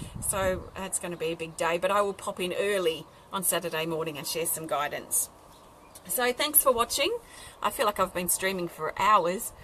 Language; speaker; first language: English; native; English